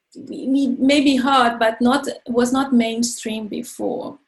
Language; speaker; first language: English; non-native, learner; Portuguese